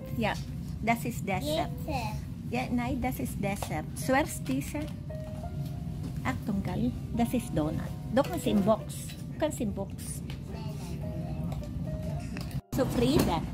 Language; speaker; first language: German; non-native, learner; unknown